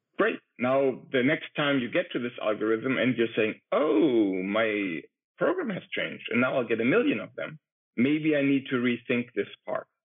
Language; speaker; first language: English; non-native, fluent; German